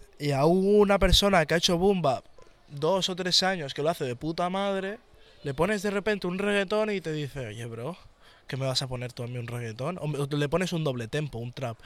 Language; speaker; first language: Spanish; native; Spanish